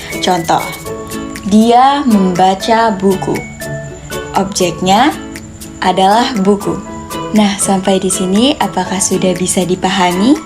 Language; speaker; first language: Indonesian; native; Indonesian